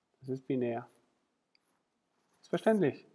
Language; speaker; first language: German; non-native, fluent; Spanish